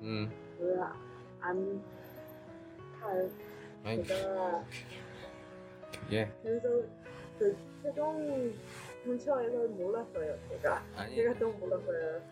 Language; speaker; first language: Korean; non-native, learner; Chinese